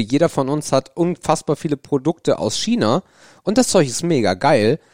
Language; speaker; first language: German; native; German